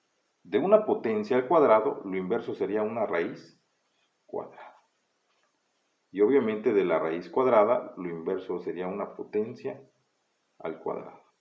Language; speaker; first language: Spanish; native; Spanish